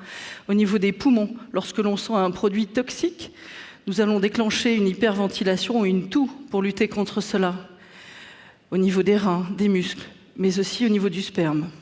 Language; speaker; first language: French; native; French